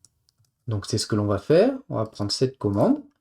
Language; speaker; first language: French; native; French